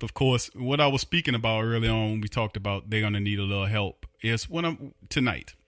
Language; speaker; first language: English; native; English